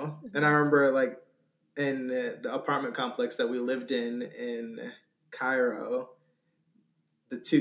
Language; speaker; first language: English; native; English